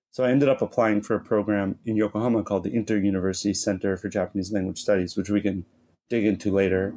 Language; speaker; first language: English; native; English